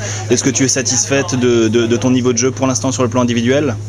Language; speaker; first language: French; native; French